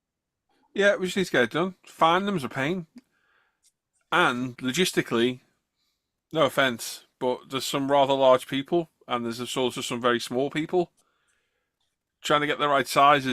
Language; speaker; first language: English; native; English